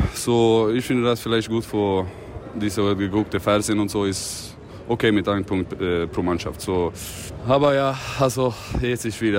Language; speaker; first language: German; non-native, learner; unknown